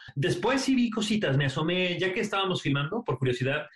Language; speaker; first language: Spanish; native; Spanish